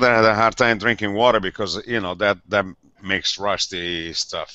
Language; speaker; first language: English; non-native, fluent; Italian